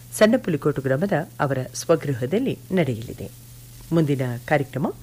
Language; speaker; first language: Kannada; non-native, local second language; Kodava